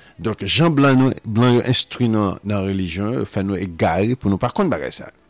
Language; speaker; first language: French; non-native, local second language; Haitian Creole